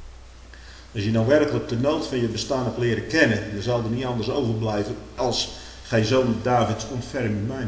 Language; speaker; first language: Dutch; native; Dutch